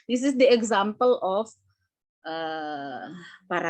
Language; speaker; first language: English; non-native, fluent; Indonesian